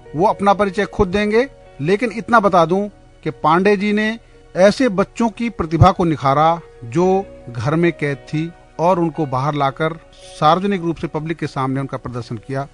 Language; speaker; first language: Hindi; native; Hindi